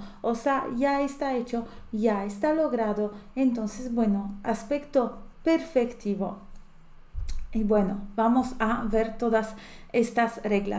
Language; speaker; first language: Spanish; non-native, fluent; Polish